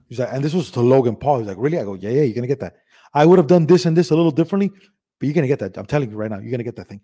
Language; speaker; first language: English; early bilingual, other home language; Spanish